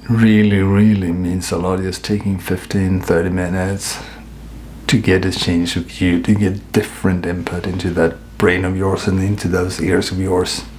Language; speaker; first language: English; non-native, fluent; Swedish